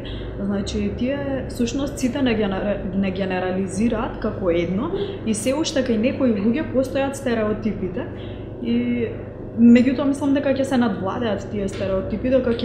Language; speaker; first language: Macedonian; native; Macedonian